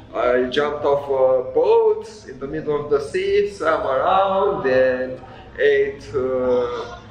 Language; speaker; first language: English; non-native, fluent; Romanian